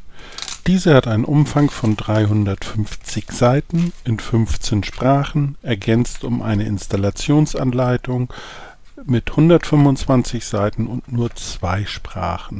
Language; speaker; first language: German; native; German